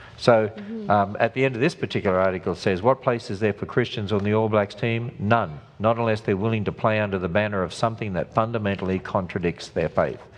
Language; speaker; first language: English; native; English